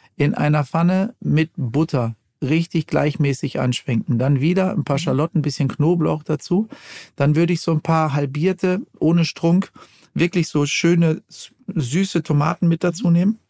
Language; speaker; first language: German; native; German